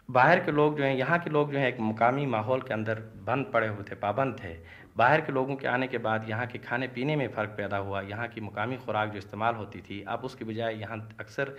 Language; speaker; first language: Urdu; non-native, local second language; Shina